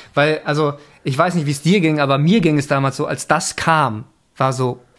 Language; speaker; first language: German; native; German